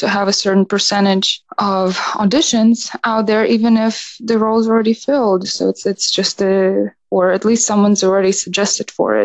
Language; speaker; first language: English; non-native, fluent; Russian